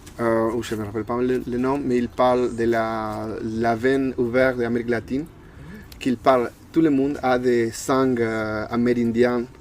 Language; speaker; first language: French; non-native, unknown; Spanish